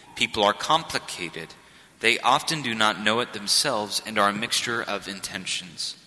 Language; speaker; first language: English; native; English